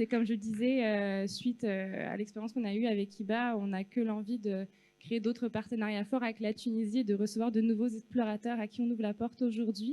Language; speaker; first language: French; native; French